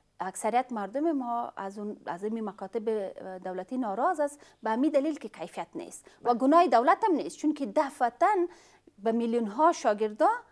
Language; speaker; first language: Persian; non-native, fluent; Pashto